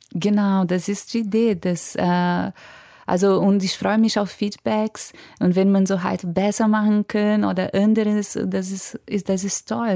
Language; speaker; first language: German; non-native, fluent; Portuguese